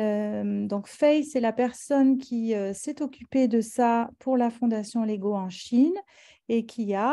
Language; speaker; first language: French; native; French